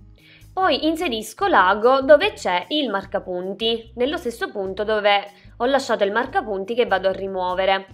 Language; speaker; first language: Italian; native; Italian